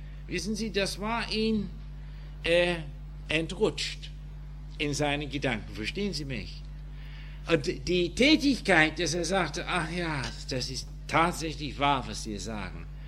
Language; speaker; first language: German; non-native, fluent; English